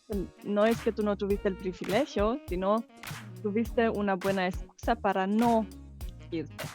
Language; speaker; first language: Spanish; non-native, fluent; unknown